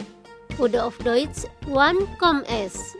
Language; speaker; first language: German; non-native, fluent; Indonesian